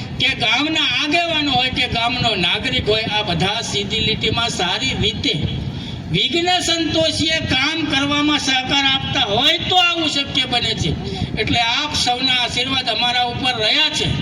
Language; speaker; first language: Gujarati; native; Gujarati